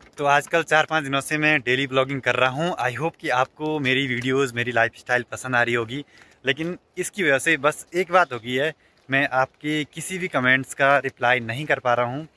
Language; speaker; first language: Hindi; native; Hindi